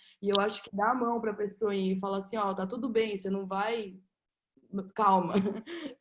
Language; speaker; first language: Portuguese; native; Portuguese